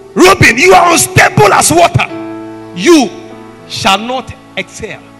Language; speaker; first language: English; non-native, local second language; Ewe